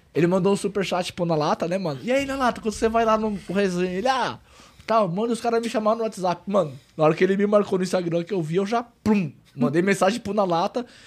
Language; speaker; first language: Portuguese; native; Portuguese